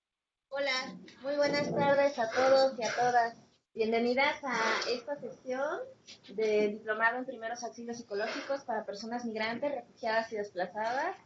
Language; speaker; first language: Spanish; native; Spanish